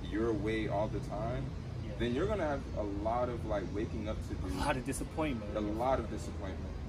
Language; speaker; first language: English; native; English